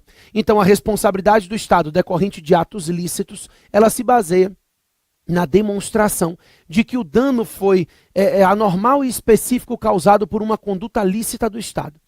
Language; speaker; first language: Portuguese; native; Portuguese